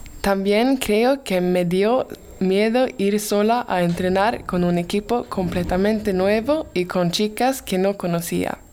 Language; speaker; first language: Spanish; non-native, learner; Swedish